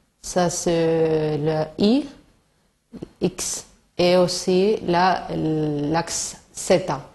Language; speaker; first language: French; non-native, learner; Spanish